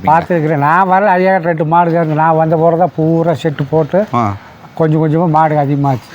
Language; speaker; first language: Tamil; native; Tamil